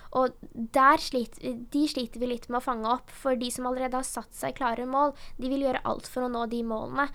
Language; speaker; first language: Norwegian; early bilingual, other home language; Urdu